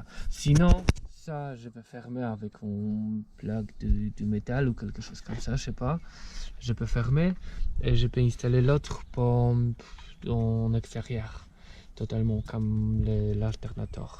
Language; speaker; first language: French; non-native, fluent; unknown